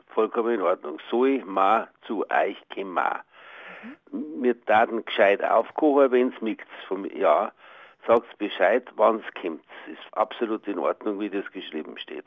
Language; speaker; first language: German; native; German